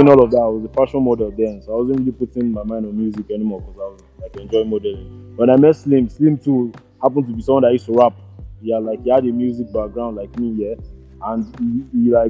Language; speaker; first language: English; non-native, local second language; Yoruba